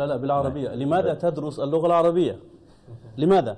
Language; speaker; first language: Arabic; non-native, fluent; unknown